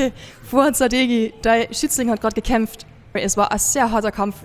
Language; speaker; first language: German; native; German